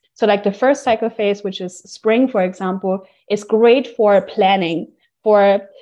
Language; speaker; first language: English; non-native, fluent; German